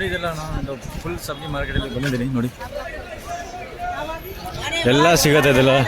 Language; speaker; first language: Kannada; non-native, learner; Hindi